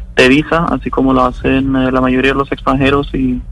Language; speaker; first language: Spanish; non-native, fluent; German